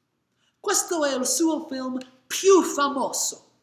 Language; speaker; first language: Italian; non-native, learner; English